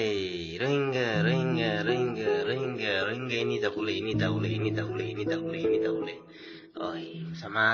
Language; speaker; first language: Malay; non-native, fluent; Rohingya